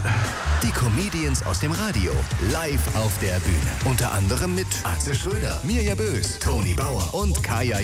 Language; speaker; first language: German; native; German